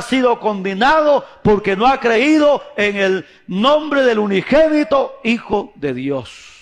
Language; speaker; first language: Spanish; native; Spanish